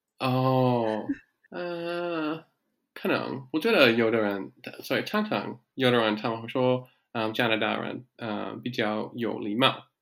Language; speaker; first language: Chinese; non-native, learner; English